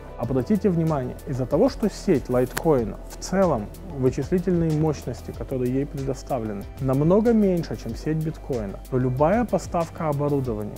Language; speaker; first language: Russian; native; Russian